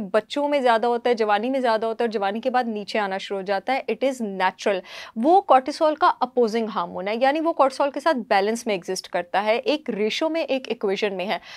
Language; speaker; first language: Urdu; native; Urdu